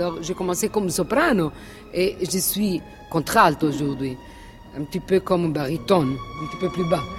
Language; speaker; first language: French; non-native, fluent; Italian